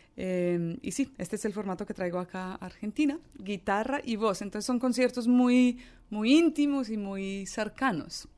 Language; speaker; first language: Spanish; early bilingual, other home language; English